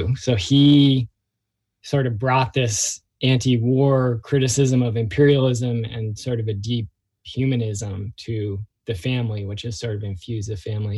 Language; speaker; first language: English; native; English